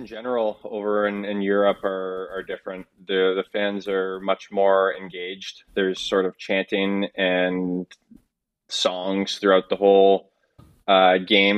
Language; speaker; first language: English; native; English